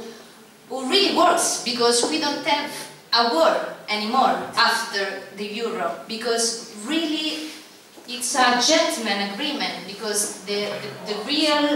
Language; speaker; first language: English; non-native, fluent; Italian